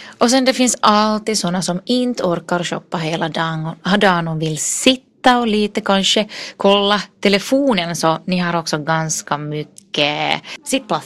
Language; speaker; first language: Swedish; non-native, local second language; Finnish